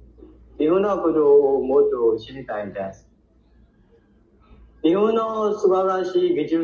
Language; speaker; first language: Japanese; non-native, learner; Nepali